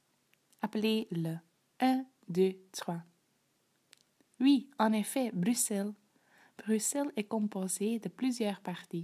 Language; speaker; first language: French; non-native, learner; Dutch